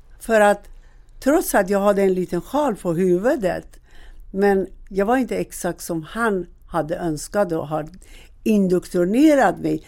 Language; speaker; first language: Swedish; non-native, fluent; Persian